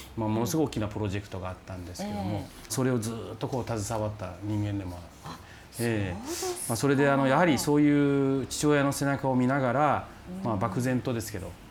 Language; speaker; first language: Japanese; native; Japanese